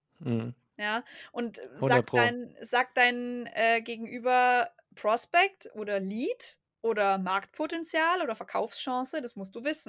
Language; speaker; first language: German; native; German